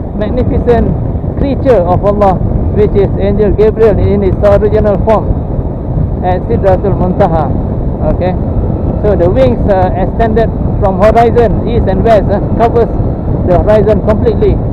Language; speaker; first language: English; non-native, local second language; Malay